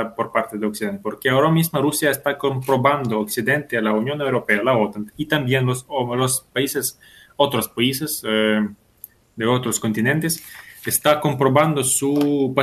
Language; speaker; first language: Spanish; non-native, fluent; Ukrainian